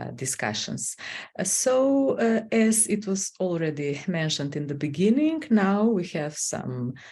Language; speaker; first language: English; non-native, fluent; Macedonian